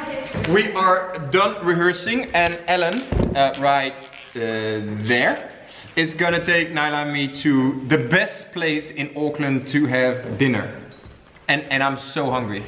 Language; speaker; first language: English; non-native, fluent; Dutch